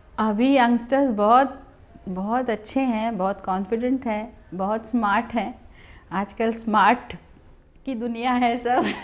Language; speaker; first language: Hindi; non-native, local second language; Marathi